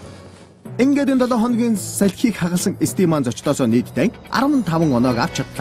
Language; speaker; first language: Mongolian; native; Mongolian